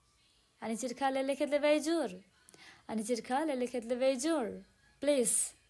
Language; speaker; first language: Hebrew; non-native, learner; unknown